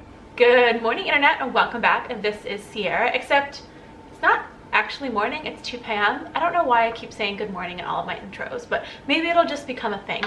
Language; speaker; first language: English; native; English